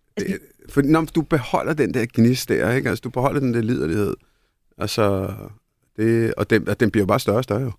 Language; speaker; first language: Danish; early bilingual, other home language; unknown